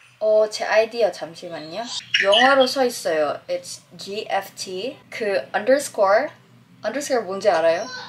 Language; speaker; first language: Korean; non-native, fluent; Filipino